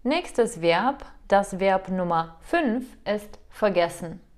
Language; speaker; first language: German; non-native, fluent; Czech